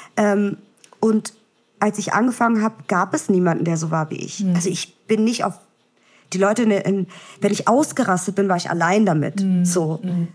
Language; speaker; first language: German; early bilingual, other home language; Vietnamese